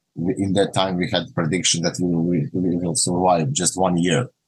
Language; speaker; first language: English; non-native, learner; Croatian